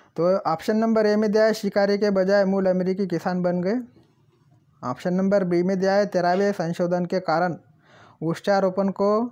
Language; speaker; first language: Hindi; non-native, local second language; Marathi